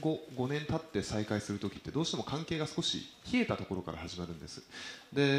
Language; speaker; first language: Japanese; native; Japanese